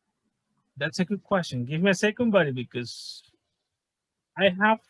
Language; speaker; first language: English; non-native, fluent; Spanish